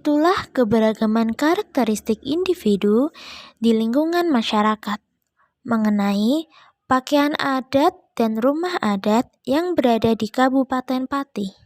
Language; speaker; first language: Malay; non-native, local second language; Javanese